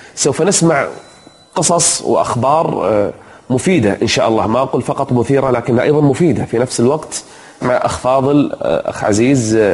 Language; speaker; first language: Arabic; native; Arabic